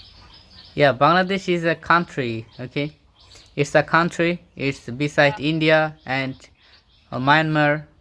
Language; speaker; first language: English; non-native, fluent; Bangla